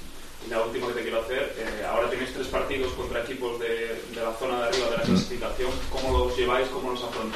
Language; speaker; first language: Spanish; native; Spanish